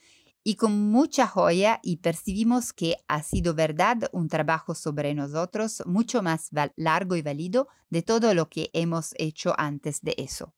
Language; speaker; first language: Spanish; non-native, learner; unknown